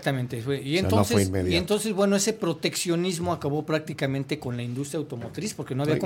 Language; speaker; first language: Spanish; native; Spanish